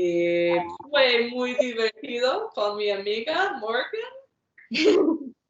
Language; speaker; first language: Spanish; non-native, fluent; English